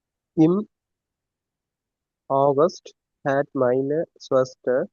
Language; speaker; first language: German; non-native, learner; Tamil